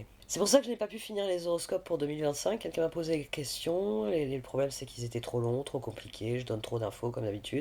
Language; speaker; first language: French; native; French